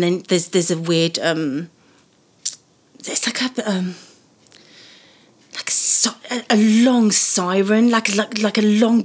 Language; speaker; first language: English; early bilingual, other home language; Persian